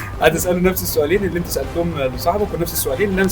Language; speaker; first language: Arabic; native; Arabic